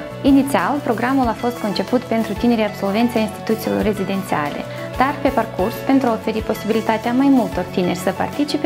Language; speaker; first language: Romanian; native; Romanian